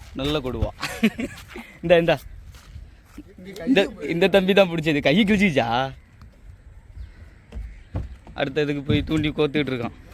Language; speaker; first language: Tamil; native; Tamil